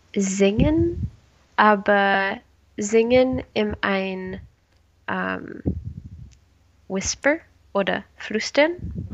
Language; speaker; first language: German; non-native, learner; Spanish